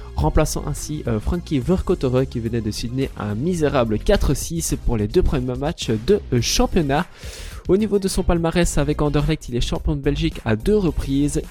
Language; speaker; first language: French; native; French